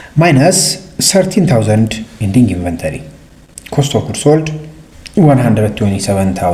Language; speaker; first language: English; non-native, local second language; Amharic